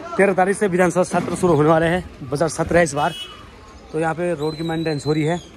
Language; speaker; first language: Hindi; native; Hindi